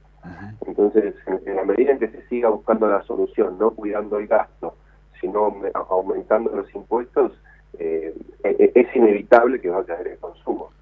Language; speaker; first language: Spanish; native; Spanish